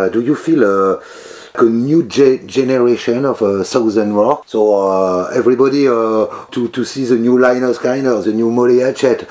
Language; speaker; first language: English; non-native, learner; French